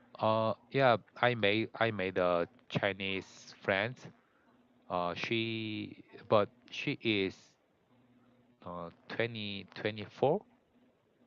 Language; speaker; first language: English; non-native, learner; Korean